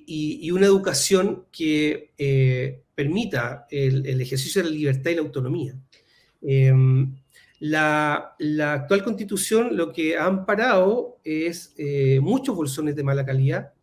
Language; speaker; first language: Spanish; native; Spanish